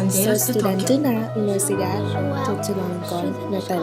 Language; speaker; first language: Portuguese; non-native, learner; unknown